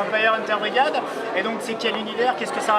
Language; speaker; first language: French; native; French